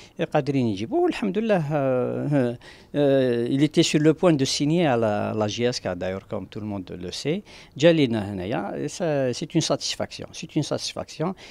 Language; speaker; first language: French; non-native, local second language; Arabic